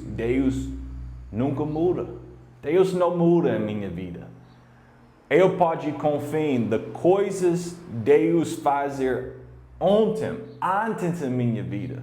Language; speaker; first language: Portuguese; non-native, learner; English